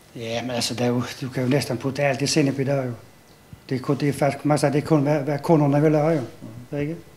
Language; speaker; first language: Danish; native; Danish